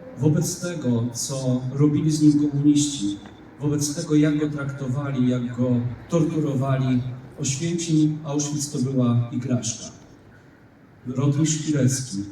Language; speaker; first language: Polish; native; Polish